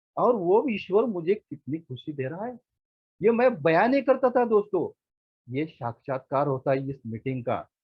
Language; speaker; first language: Hindi; non-native, local second language; Marathi